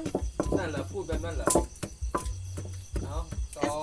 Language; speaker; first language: Thai; native; Thai